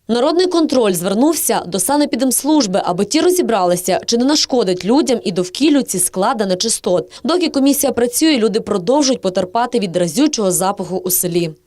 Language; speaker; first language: Ukrainian; native; Ukrainian